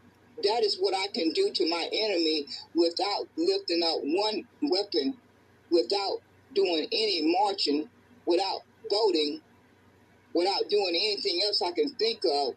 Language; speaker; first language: English; native; English